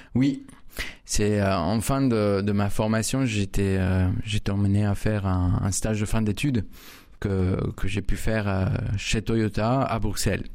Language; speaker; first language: French; non-native, fluent; Spanish